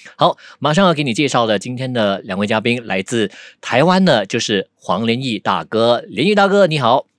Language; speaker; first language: Chinese; non-native, local second language; Hakka Chinese